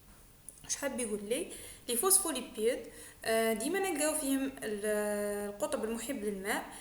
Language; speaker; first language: Arabic; native; Arabic